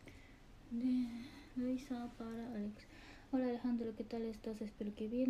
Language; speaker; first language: Spanish; non-native, learner; Japanese